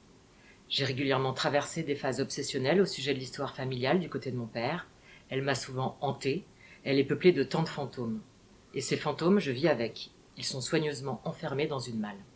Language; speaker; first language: French; native; French